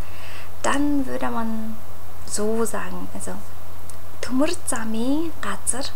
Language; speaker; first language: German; non-native, fluent; Mongolian